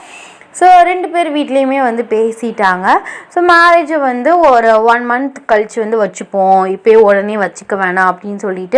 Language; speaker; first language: Tamil; native; Tamil